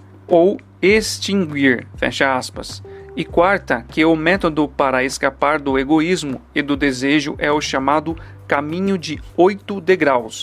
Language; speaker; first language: Portuguese; native; Portuguese